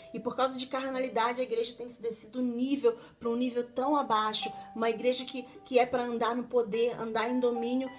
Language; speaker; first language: Portuguese; native; Portuguese